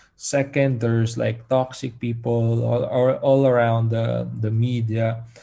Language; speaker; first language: English; non-native, local second language; Filipino